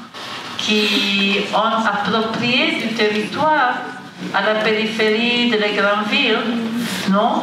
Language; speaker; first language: French; non-native, fluent; Italian